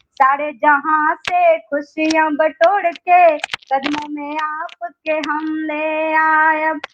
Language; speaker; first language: Hindi; non-native, local second language; Maithili